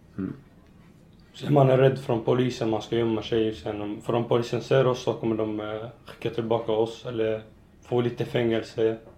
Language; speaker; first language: Swedish; non-native, fluent; Arabic